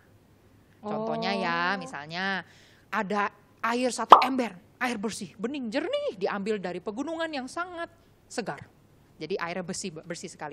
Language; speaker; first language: Indonesian; native; Indonesian